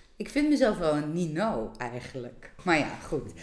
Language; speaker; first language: Dutch; non-native, fluent; Russian